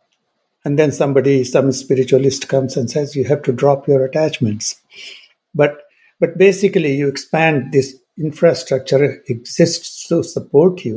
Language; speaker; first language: English; non-native, local second language; Hindi